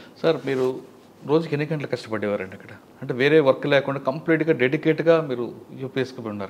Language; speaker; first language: Telugu; native; Telugu